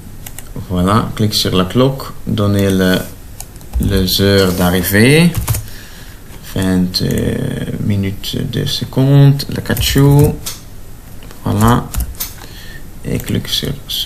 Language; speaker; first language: French; non-native, local second language; Dutch